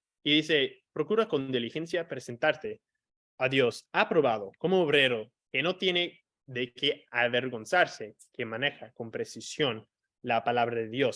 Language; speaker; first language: Spanish; non-native, fluent; English